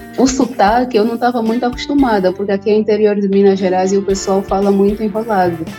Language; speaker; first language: Portuguese; native; Portuguese